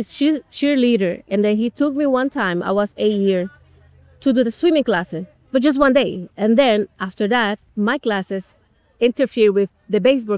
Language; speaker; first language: English; non-native, fluent; Spanish